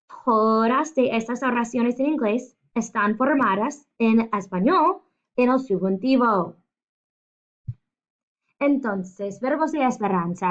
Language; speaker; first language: Spanish; non-native, fluent; English